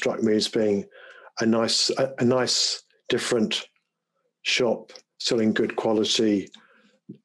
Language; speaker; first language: English; native; English